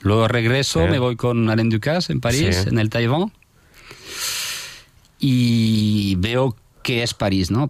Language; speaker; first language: Spanish; non-native, fluent; French